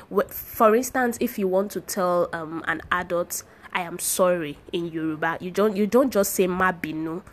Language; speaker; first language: English; non-native, local second language; Yoruba